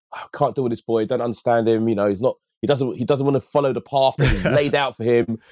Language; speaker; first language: English; early bilingual, other home language; Akan